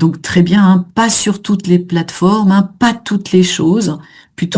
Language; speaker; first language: French; native; French